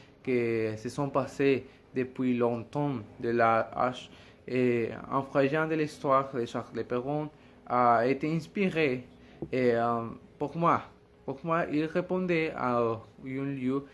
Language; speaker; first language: French; non-native, learner; Spanish